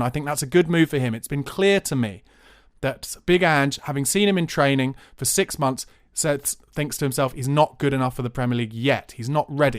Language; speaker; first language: English; native; English